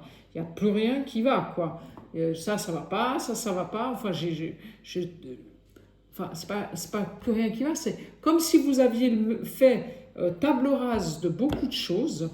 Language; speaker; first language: French; native; French